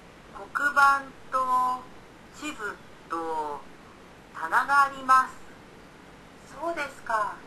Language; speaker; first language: Japanese; non-native, learner; Indonesian